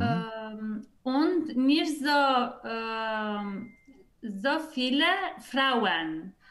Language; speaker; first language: German; non-native, learner; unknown